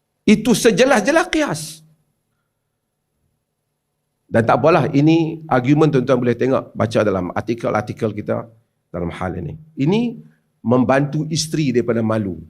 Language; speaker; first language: Malay; native; Malay